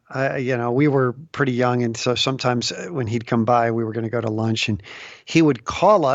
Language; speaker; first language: English; native; English